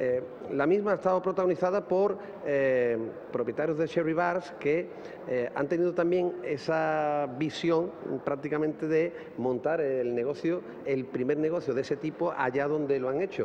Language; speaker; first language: Spanish; native; Spanish